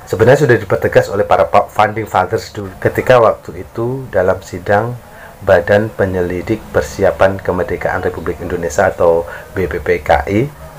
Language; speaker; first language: Indonesian; native; Indonesian